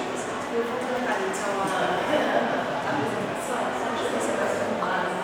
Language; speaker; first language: Portuguese; native; Portuguese